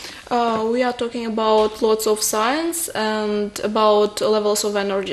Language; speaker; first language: English; non-native, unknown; Russian